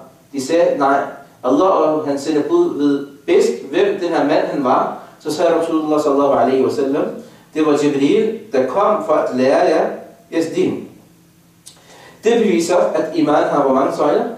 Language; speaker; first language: Danish; non-native, fluent; Arabic